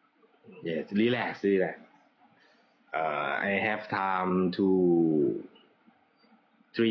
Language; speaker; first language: English; non-native, learner; Thai